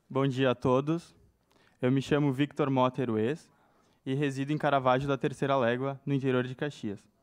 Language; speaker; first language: Portuguese; native; Portuguese